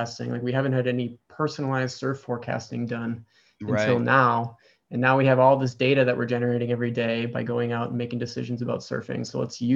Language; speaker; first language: English; native; English